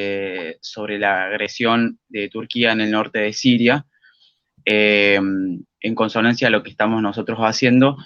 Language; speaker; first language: Spanish; native; Spanish